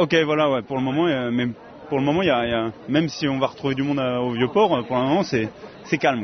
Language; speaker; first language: French; native; French